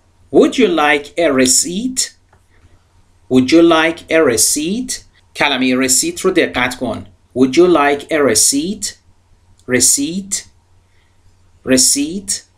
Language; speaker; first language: English; non-native, fluent; Persian